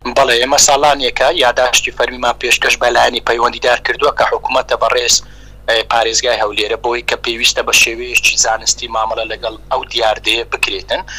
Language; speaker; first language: Central Kurdish; native; Central Kurdish